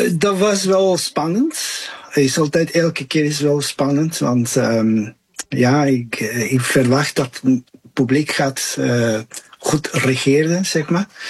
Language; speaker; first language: Dutch; non-native, fluent; Spanish